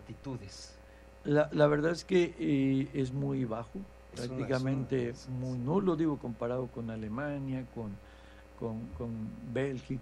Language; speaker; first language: Spanish; native; Spanish